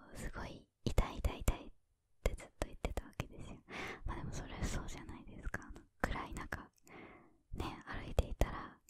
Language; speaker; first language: Japanese; early bilingual, heritage; Japanese